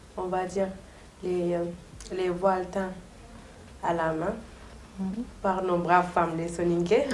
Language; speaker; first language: French; non-native, local second language; Soninke